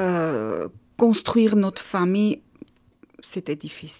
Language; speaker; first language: French; non-native, learner; Armenian